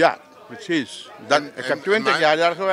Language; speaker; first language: Dutch; non-native, local second language; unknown